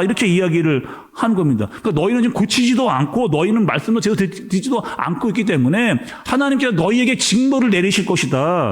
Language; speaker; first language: Korean; native; Korean